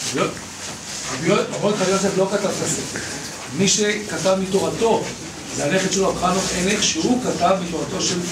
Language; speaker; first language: Hebrew; native; Hebrew